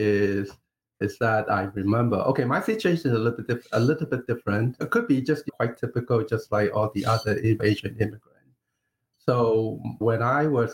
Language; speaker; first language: English; non-native, local second language; Cantonese